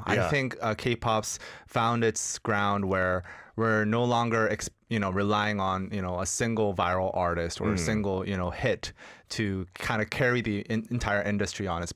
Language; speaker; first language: English; early bilingual, other home language; Korean